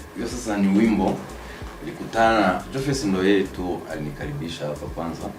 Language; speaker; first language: Swahili; non-native, local second language; Kinyarwanda